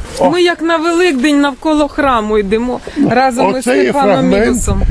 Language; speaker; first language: Ukrainian; native; Ukrainian